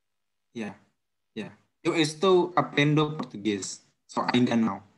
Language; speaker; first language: Portuguese; non-native, learner; Indonesian